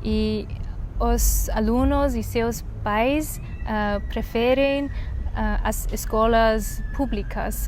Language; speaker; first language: Portuguese; non-native, learner; Chinese